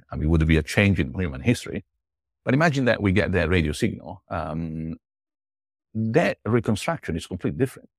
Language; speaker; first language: English; non-native, fluent; Italian